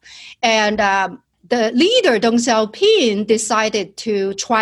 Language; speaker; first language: English; non-native, fluent; Chinese